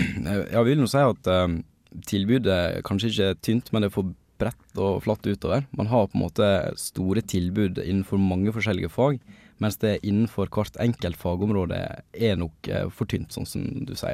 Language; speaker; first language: Norwegian; native; Norwegian